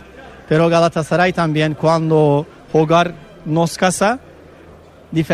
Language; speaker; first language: Spanish; non-native, learner; Turkish